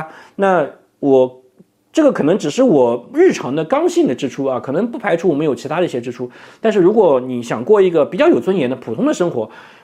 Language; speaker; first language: Chinese; native; Chinese